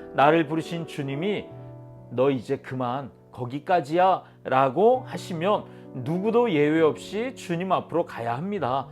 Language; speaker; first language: Korean; native; Korean